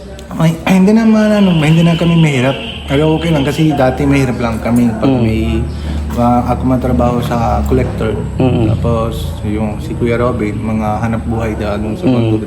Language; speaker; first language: Filipino; non-native, learner; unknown